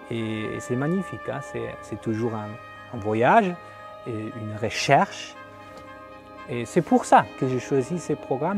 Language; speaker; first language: French; non-native, fluent; German